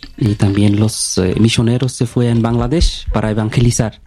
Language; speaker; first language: Spanish; non-native, learner; Bangla